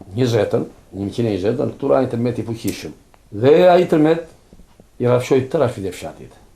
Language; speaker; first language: Albanian; native; Albanian